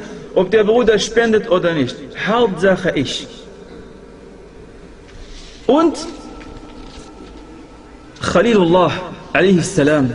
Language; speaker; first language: German; non-native, fluent; Arabic